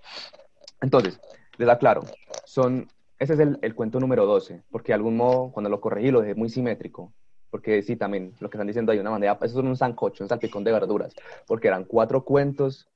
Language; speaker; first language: Spanish; native; Spanish